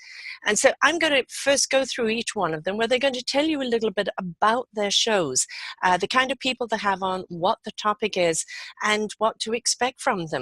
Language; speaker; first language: English; native; English